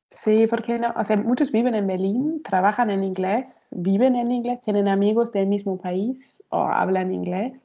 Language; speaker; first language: Spanish; non-native, fluent; German